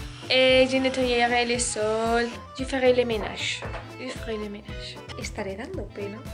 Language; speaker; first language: French; non-native, learner; Spanish